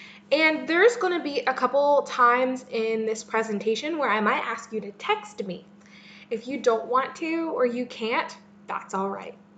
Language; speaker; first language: English; native; English